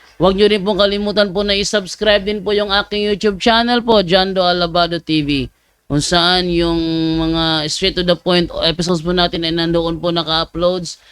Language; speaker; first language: Filipino; native; Filipino